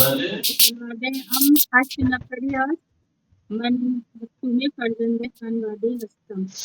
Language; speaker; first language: Persian; non-native, learner; Urdu